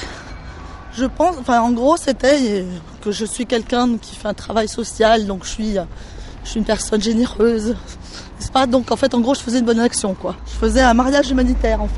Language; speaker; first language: French; native; French